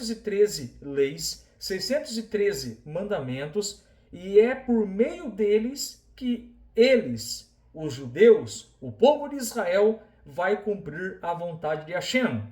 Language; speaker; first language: Portuguese; native; Portuguese